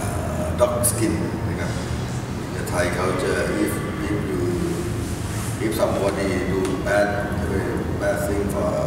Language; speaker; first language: English; non-native, learner; Thai